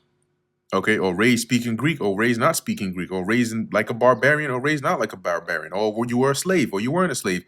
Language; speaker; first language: English; native; English